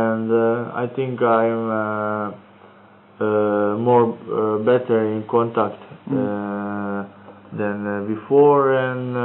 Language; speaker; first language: English; non-native, learner; Croatian